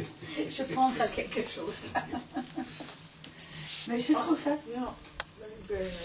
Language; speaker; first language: French; non-native, fluent; Dutch